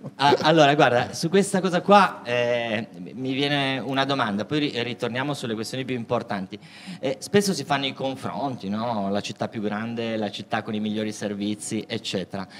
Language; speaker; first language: Italian; native; Italian